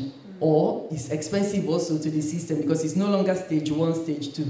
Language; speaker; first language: English; non-native, local second language; Igbo